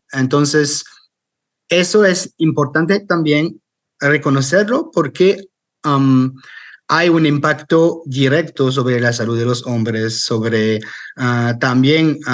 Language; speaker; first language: Spanish; non-native, fluent; French